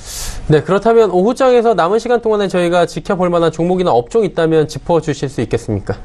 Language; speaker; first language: Korean; native; Korean